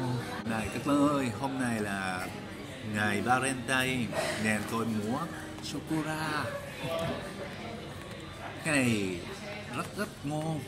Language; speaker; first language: Vietnamese; non-native, learner; Japanese